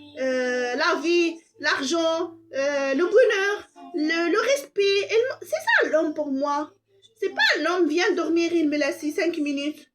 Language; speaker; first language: French; non-native, local second language; Arabic